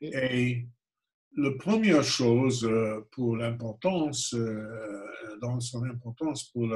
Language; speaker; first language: French; non-native, fluent; English